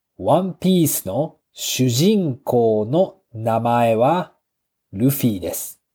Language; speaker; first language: Japanese; native; Japanese